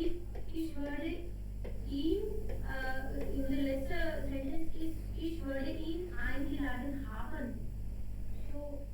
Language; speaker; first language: German; non-native, learner; Hindi